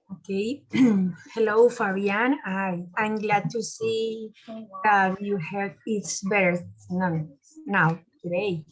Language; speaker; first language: English; non-native, learner; Spanish